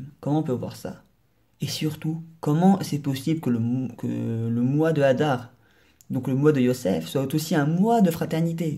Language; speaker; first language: French; native; French